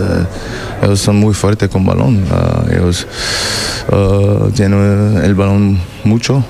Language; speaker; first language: Spanish; non-native, learner; German